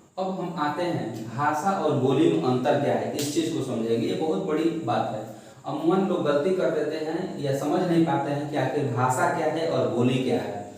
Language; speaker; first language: Hindi; non-native, local second language; Bhojpuri